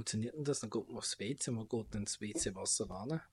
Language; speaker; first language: German; native; German